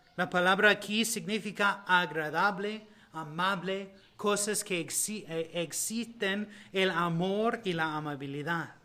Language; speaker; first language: Spanish; non-native, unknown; English